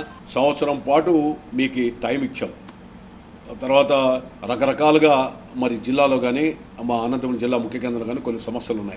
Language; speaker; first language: Telugu; native; Telugu